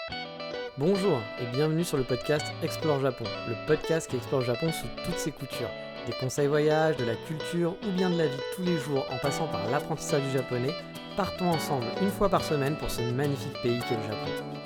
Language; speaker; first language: French; native; French